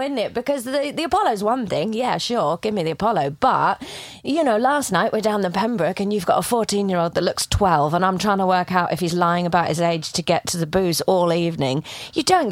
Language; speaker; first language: English; native; English